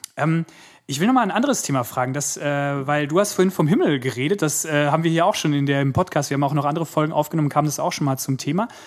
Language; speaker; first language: German; native; German